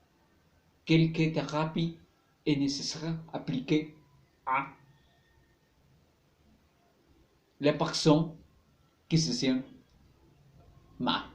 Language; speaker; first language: French; non-native, learner; Spanish